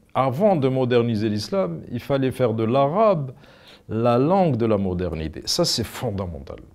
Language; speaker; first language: French; non-native, local second language; Arabic